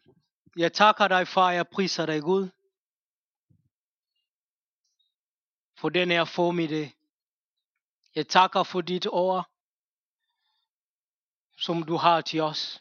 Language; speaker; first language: Danish; non-native, fluent; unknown